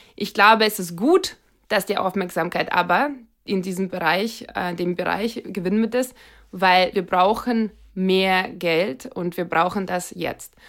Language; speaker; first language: German; non-native, fluent; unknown